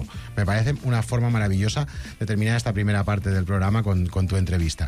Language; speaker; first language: Spanish; non-native, local second language; Catalan